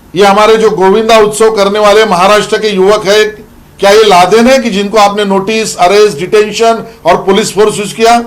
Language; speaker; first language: Hindi; non-native, local second language; Marathi